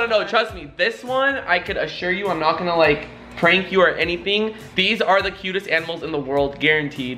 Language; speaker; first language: English; native; English